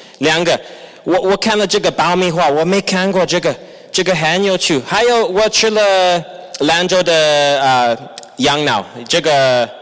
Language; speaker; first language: Chinese; non-native, fluent; English